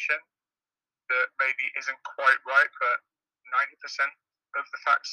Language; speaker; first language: English; native; English